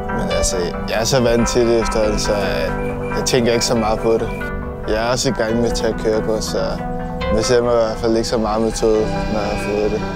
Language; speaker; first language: Danish; early bilingual, other home language; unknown